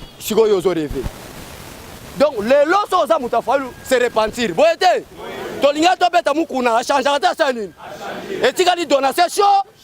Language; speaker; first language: Lingala; non-native, local second language; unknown